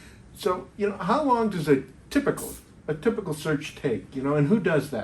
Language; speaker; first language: English; native; English